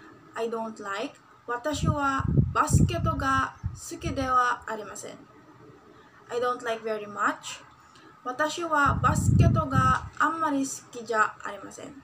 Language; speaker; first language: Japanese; non-native, learner; Filipino